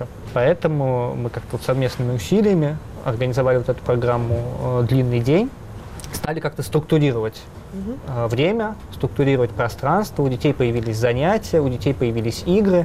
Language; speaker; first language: Russian; native; Russian